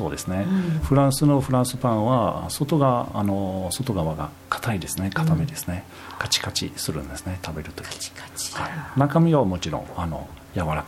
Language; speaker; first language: Japanese; non-native, fluent; French